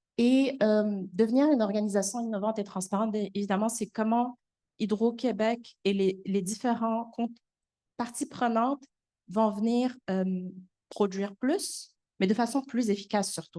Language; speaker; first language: French; native; French